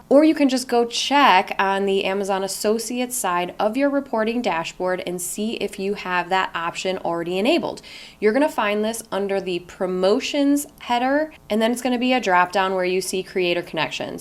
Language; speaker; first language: English; native; English